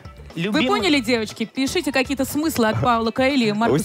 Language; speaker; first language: Russian; native; Russian